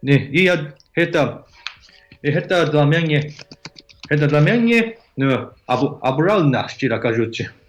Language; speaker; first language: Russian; non-native, learner; Japanese